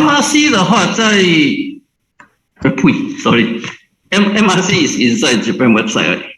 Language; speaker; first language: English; non-native, local second language; Chinese